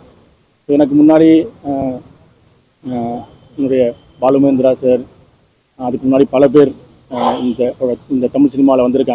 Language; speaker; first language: Tamil; native; Tamil